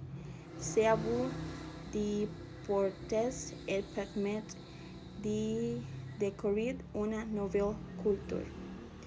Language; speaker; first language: French; non-native, learner; Spanish